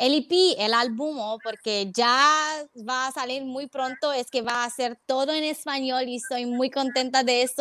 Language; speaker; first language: Spanish; non-native, fluent; Romanian